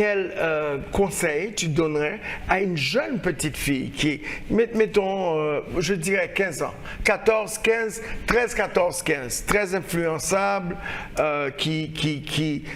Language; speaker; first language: French; non-native, local second language; Haitian Creole